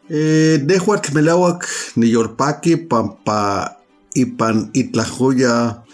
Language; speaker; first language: Spanish; non-native, local second language; Nahuatl languages